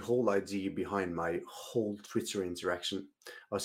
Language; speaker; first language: English; non-native, fluent; Norwegian